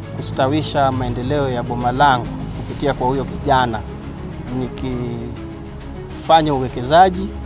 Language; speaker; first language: Swahili; non-native, local second language; Luo (Kenya and Tanzania)